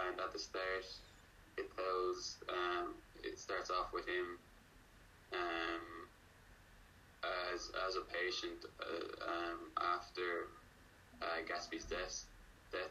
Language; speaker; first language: English; native; English